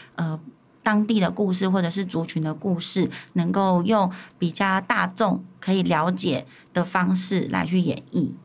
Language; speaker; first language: Chinese; native; Chinese